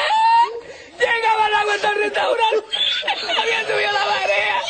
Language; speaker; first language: Spanish; native; Spanish